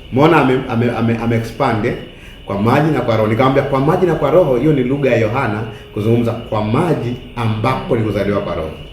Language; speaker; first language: Swahili; native; Swahili